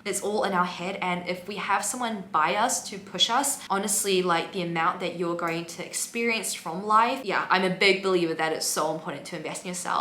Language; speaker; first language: English; native; English